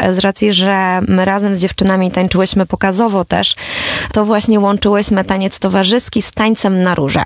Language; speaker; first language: Polish; native; Polish